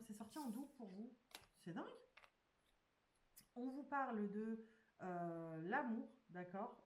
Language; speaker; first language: French; native; French